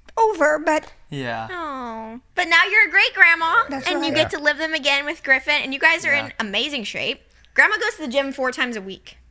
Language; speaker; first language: English; native; English